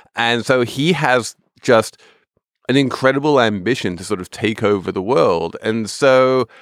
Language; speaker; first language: English; native; English